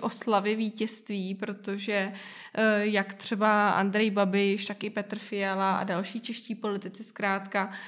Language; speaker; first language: Czech; native; Czech